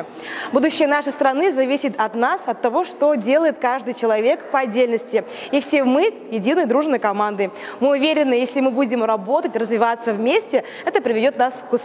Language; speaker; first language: Russian; native; Russian